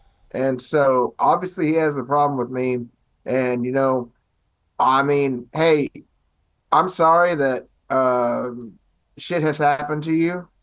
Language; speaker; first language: English; native; English